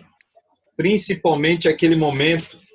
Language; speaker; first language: Portuguese; native; Portuguese